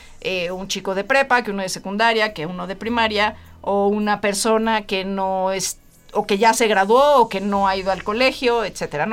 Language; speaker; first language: Spanish; native; Spanish